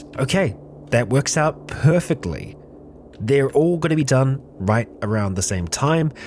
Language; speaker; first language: English; native; English